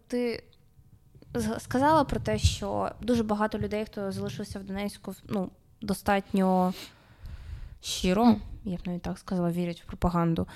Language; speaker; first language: Ukrainian; non-native, local second language; Russian